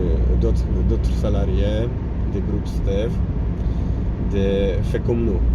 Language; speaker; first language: French; non-native, fluent; Polish